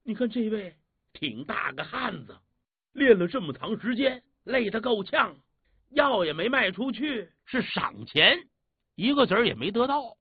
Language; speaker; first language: Chinese; native; Chinese